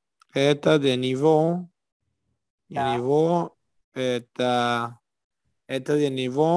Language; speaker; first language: Russian; non-native, learner; Spanish